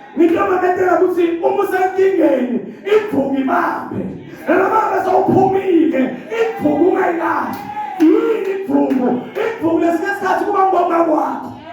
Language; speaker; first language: Zulu; non-native, local second language; Swati